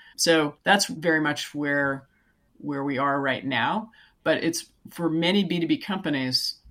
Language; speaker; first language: English; native; English